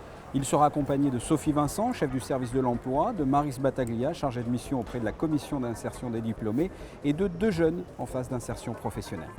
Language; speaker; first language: French; native; French